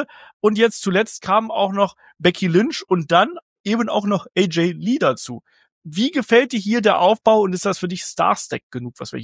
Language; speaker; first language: German; native; German